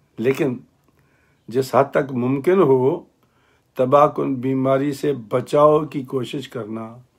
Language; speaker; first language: Urdu; native; Urdu